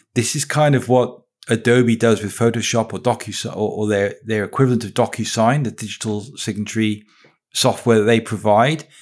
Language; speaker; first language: English; native; English